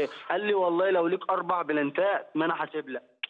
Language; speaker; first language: Arabic; native; Arabic